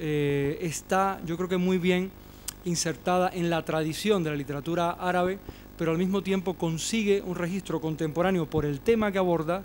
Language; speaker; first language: Spanish; native; Spanish